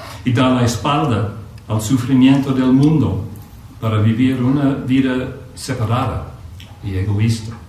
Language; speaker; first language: Spanish; non-native, fluent; English